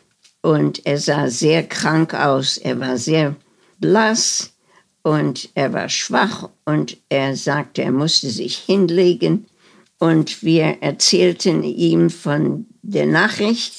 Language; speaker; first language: German; early bilingual, heritage; German